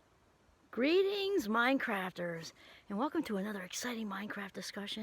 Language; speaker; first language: English; native; English